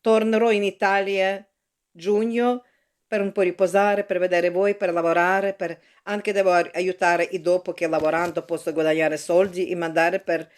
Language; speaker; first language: Italian; non-native, learner; Ukrainian